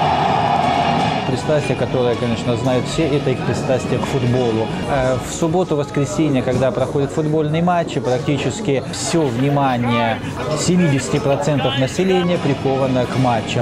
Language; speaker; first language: Russian; native; Russian